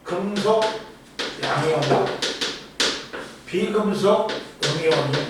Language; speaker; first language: Korean; native; Korean